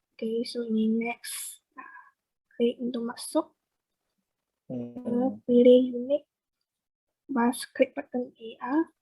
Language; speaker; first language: Malay; native; Malay